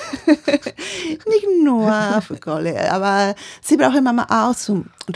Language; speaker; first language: German; non-native, learner; Spanish